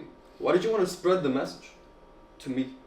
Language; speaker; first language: English; native; English